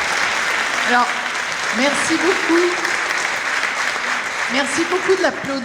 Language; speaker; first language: French; native; French